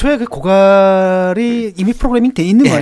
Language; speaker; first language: Korean; native; Korean